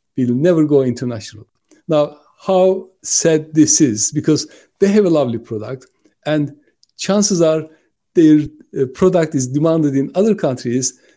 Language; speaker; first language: English; non-native, fluent; Turkish